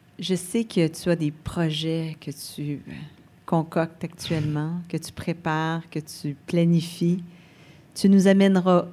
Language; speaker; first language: French; native; French